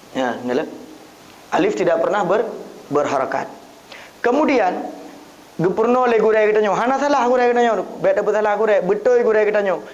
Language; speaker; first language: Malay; non-native, local second language; Achinese